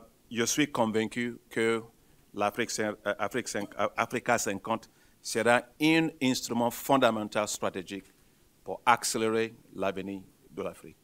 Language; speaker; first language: French; non-native, fluent; Yoruba